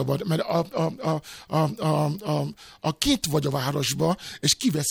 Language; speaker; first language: Hungarian; non-native, fluent; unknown